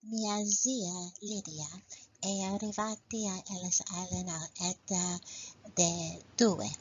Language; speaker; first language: Italian; non-native, learner; English